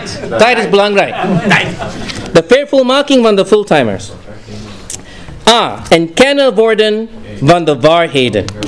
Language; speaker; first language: Dutch; non-native, fluent; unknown